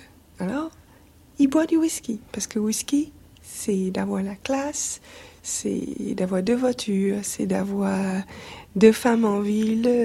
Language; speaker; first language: French; non-native, fluent; English